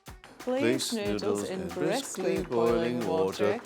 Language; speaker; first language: English; native; English